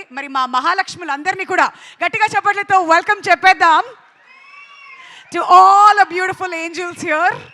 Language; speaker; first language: Telugu; native; Telugu